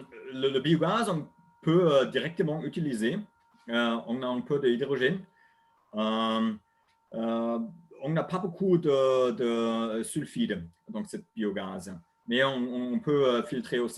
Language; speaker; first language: French; non-native, learner; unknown